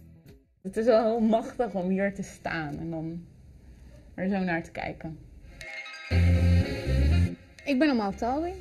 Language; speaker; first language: Dutch; native; Dutch